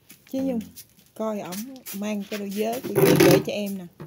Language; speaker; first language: Vietnamese; native; Vietnamese